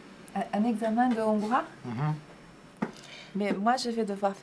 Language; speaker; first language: French; non-native, fluent; Portuguese